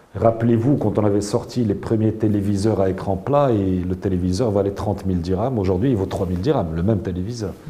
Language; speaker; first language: French; non-native, local second language; Arabic